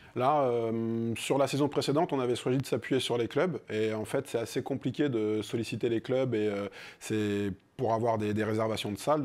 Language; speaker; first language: French; native; French